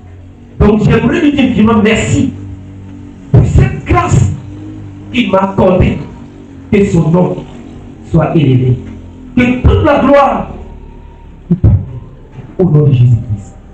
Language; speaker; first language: French; non-native, local second language; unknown